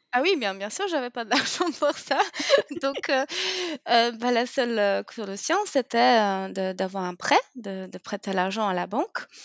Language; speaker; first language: French; non-native, fluent; Polish